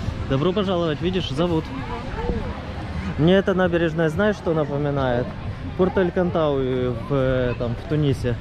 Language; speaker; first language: Russian; native; Russian